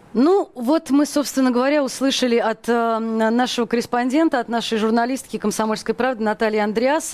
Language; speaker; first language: Russian; native; Russian